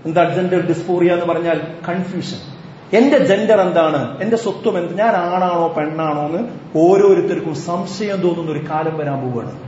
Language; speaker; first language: Malayalam; native; Malayalam